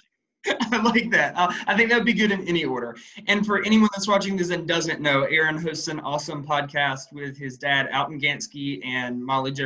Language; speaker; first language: English; native; English